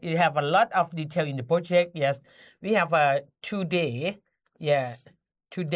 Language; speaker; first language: English; non-native, learner; Thai